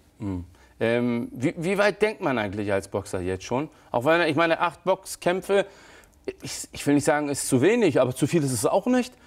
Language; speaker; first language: German; early bilingual, other home language; Turkish